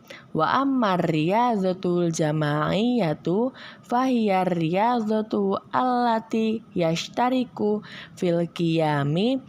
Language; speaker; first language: Arabic; non-native, learner; Indonesian